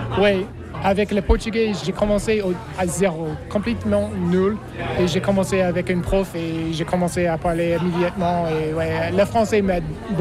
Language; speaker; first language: French; non-native, learner; English